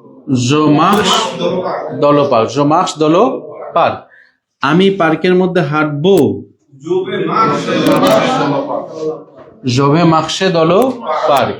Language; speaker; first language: French; non-native, fluent; Bangla